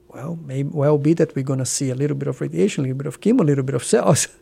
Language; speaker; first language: English; non-native, fluent; Portuguese